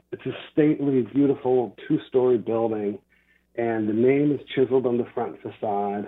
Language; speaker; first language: English; native; English